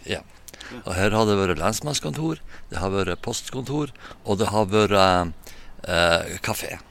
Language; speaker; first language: Norwegian; native; Norwegian